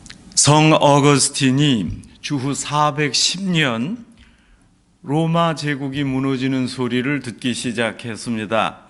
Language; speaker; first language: Korean; native; Korean